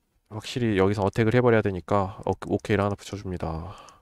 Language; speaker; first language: Korean; native; Korean